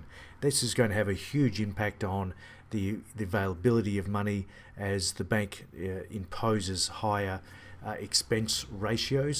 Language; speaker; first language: English; native; English